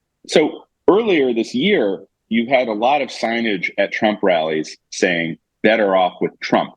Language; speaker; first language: English; native; English